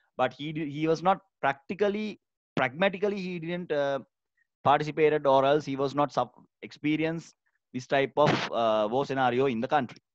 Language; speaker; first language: English; non-native, local second language; Sinhala